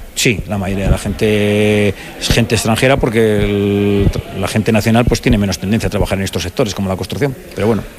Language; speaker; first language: Spanish; native; Spanish